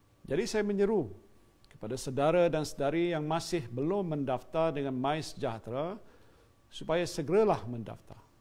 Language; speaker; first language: Malay; native; Malay